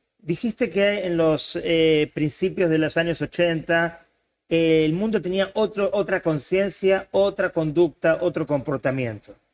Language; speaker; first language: Spanish; native; Spanish